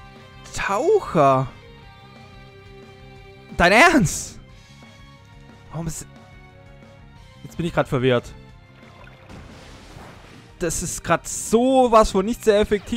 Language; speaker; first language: German; native; German